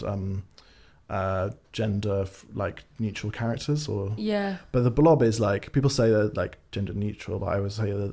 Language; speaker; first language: English; native; English